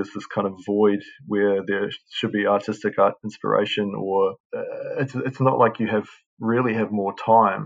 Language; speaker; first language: English; native; English